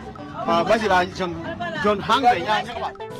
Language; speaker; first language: Vietnamese; non-native, learner; Portuguese